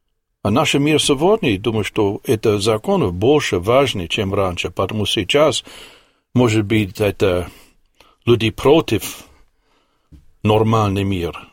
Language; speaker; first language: Russian; non-native, learner; English